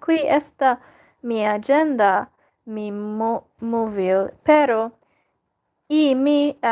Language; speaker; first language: Spanish; non-native, learner; Hungarian